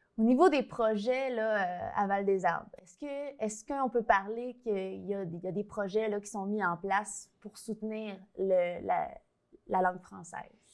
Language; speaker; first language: French; early bilingual, other home language; Italian